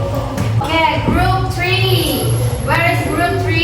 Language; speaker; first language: English; non-native, learner; Indonesian